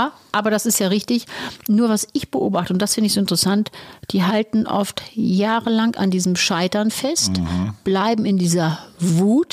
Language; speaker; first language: German; native; German